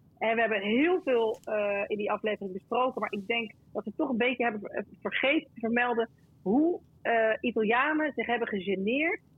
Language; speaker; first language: Dutch; native; Dutch